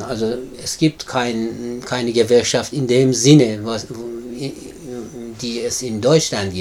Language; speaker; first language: German; non-native, fluent; Persian